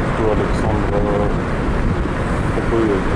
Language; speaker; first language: Russian; early bilingual, heritage; French